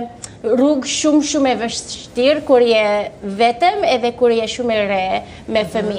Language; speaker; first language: Albanian; early bilingual, heritage; Albanian